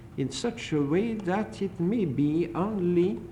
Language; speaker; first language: English; non-native, fluent; French